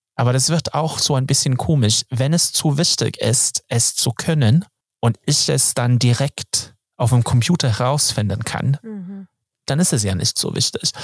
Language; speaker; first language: German; non-native, fluent; Swedish